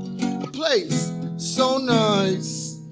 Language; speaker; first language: English; native; English